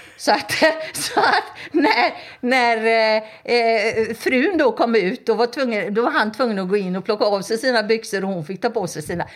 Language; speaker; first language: Swedish; native; Swedish